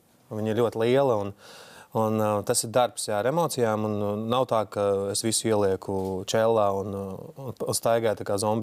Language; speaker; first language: Latvian; native; Latvian